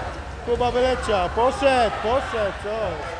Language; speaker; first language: Polish; native; Polish